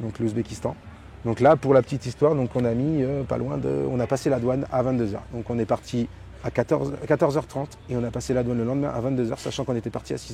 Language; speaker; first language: French; native; French